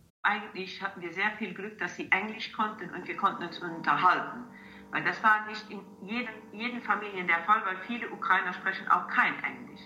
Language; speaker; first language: German; non-native, local second language; Luxembourgish